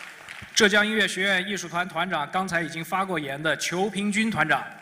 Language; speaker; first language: Chinese; native; Chinese